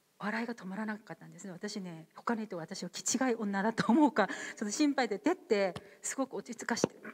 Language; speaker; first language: Japanese; non-native, fluent; Korean